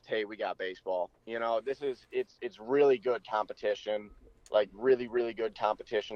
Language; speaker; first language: English; native; English